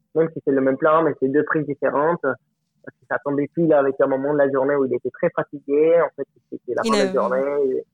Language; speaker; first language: French; non-native, fluent; Spanish